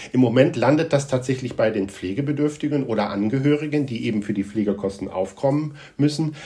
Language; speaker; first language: German; native; German